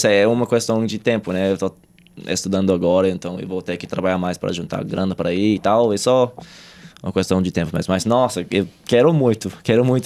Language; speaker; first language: Portuguese; non-native, fluent; English